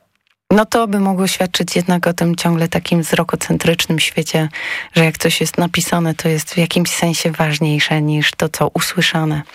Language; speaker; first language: Polish; native; Polish